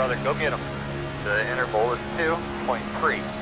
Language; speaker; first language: English; native; English